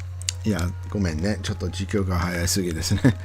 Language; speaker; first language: Japanese; non-native, learner; English